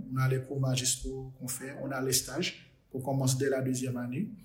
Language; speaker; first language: French; non-native, local second language; Haitian Creole